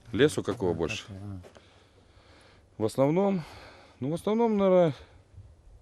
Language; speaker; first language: Russian; native; Russian